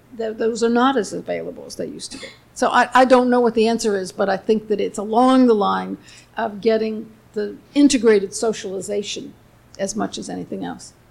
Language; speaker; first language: English; native; English